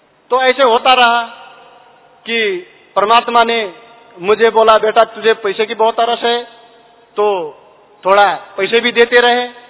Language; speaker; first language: Hindi; non-native, fluent; Nepali